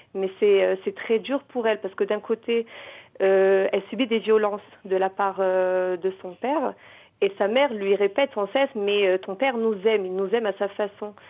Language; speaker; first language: French; native; French